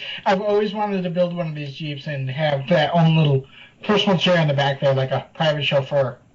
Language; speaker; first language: English; native; English